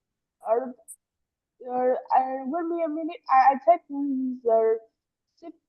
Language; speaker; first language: English; non-native, learner; Vietnamese